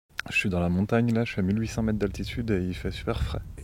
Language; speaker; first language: French; native; French